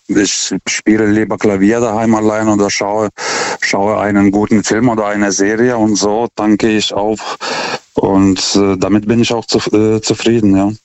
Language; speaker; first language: German; non-native, fluent; Lithuanian